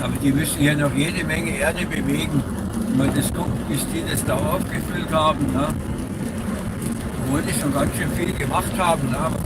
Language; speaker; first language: German; native; German